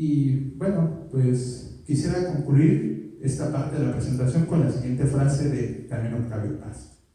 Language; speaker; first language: Spanish; native; Spanish